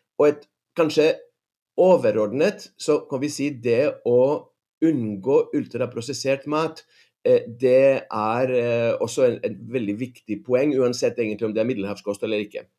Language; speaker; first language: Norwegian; non-native, fluent; Greek